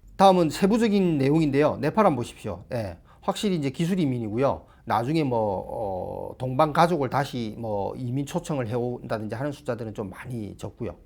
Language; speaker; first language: Korean; native; Korean